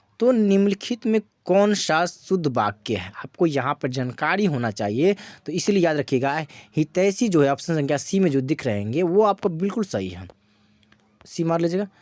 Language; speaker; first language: Hindi; native; Hindi